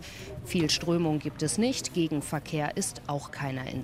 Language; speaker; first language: German; native; German